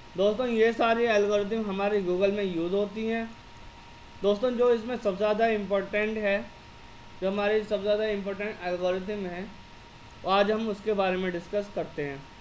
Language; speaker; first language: Hindi; native; Hindi